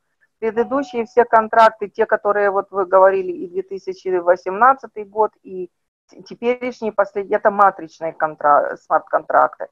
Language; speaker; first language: Russian; native; Russian